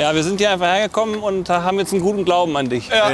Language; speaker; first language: German; native; German